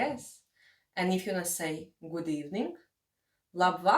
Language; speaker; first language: English; non-native, fluent; Latvian